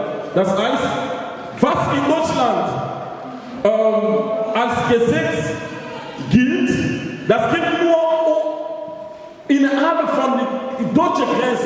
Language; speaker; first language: German; non-native, learner; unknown